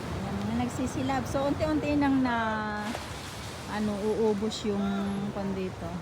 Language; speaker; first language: Filipino; non-native, local second language; Cebuano